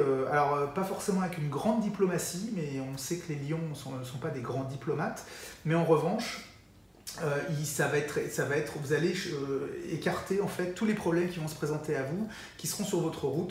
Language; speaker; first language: French; native; French